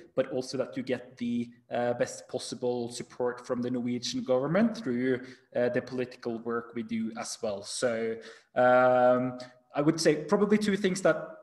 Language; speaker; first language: English; non-native, fluent; Norwegian